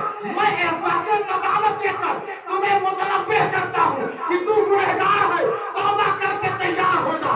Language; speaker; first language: Urdu; native; Urdu